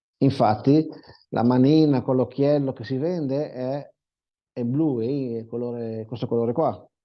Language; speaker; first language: Italian; non-native, fluent; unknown